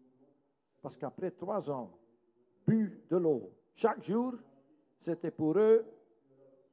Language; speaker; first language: French; non-native, local second language; Dutch